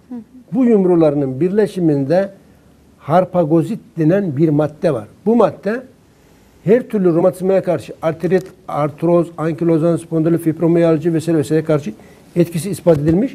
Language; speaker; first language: Turkish; native; Turkish